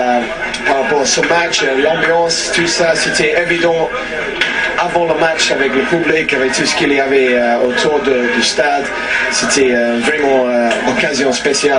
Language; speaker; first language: French; non-native, fluent; English